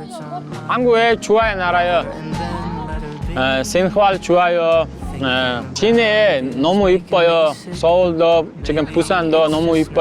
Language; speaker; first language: Korean; non-native, learner; Uzbek